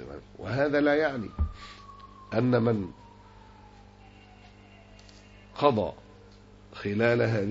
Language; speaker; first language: Arabic; native; Arabic